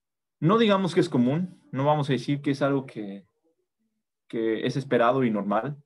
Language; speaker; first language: Spanish; native; Spanish